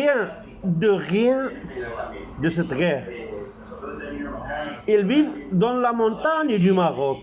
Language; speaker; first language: French; non-native, local second language; Arabic